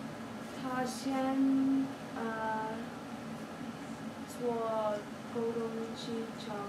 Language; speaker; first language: Chinese; non-native, learner; English